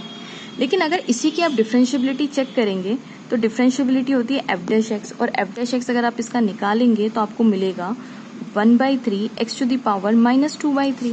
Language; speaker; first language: Hindi; native; Hindi